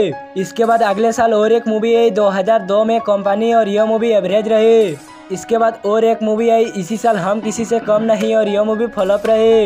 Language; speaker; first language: Hindi; non-native, local second language; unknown